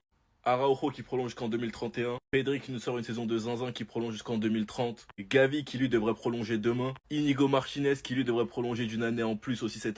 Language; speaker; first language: French; native; French